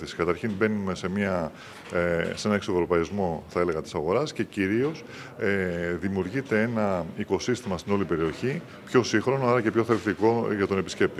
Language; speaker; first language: Greek; native; Greek